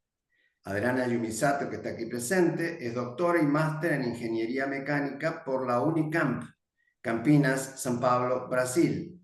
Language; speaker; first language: Spanish; native; Spanish